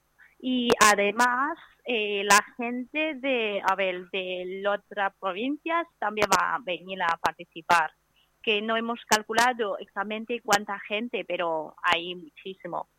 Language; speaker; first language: Spanish; non-native, learner; Chinese